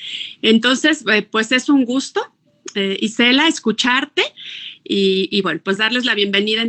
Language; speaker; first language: Spanish; native; Spanish